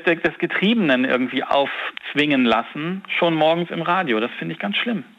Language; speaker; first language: German; native; German